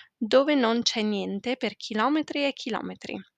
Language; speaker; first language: Italian; native; Italian